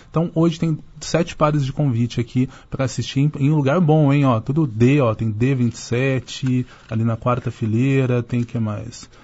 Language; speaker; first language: Portuguese; native; Portuguese